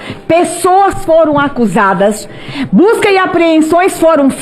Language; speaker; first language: Portuguese; native; Portuguese